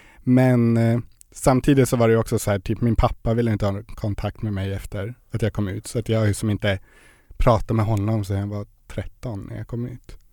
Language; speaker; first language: Swedish; native; Swedish